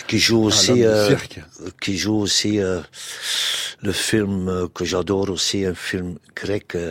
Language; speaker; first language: French; non-native, local second language; Dutch